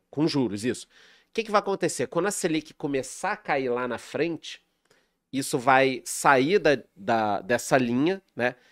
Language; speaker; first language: Portuguese; native; Portuguese